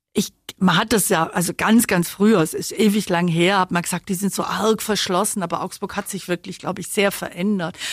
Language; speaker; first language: German; native; German